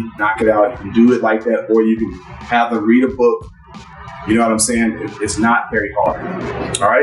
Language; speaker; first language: English; native; English